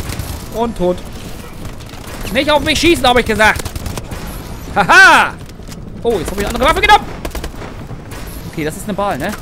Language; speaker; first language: German; native; German